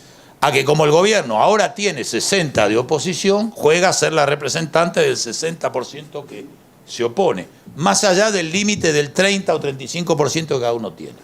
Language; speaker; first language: Spanish; native; Spanish